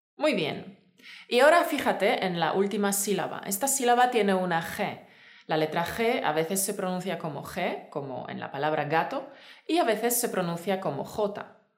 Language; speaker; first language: Spanish; native; Spanish